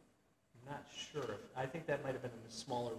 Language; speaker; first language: English; native; English